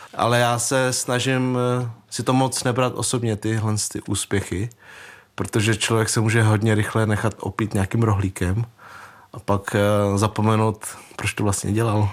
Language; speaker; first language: Czech; early bilingual, other home language; Vietnamese